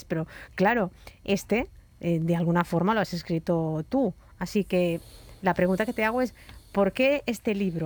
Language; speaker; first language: Spanish; native; Spanish